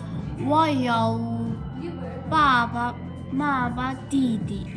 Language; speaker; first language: Chinese; non-native, learner; Mongolian